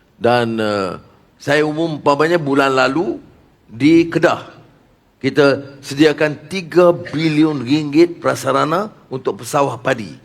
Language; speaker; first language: Malay; native; Malay